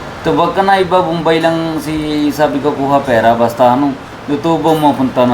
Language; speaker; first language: Filipino; non-native, learner; Punjabi